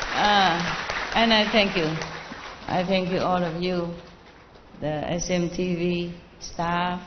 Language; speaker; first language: English; non-native, fluent; Vietnamese